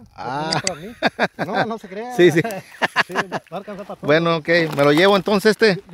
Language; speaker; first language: Spanish; native; Spanish